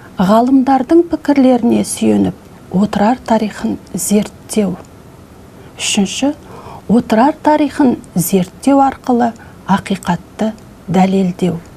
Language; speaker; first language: Kazakh; native; Kazakh